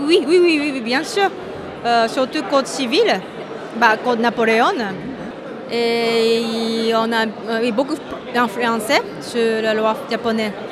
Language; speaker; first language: French; non-native, fluent; Japanese